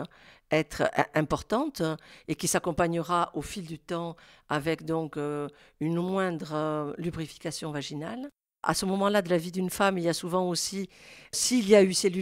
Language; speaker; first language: French; native; French